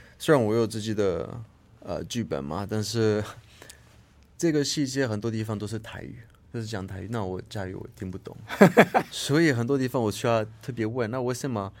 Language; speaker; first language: Chinese; non-native, fluent; French